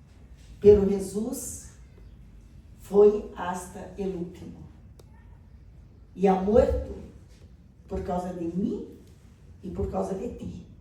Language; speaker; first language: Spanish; non-native, learner; Portuguese